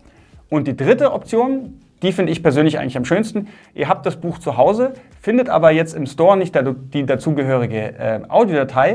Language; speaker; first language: German; native; German